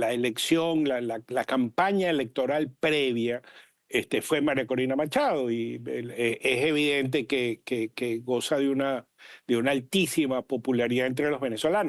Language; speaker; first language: Spanish; native; Spanish